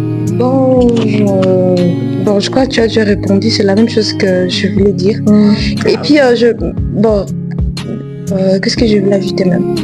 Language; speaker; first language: French; non-native, local second language; Swahili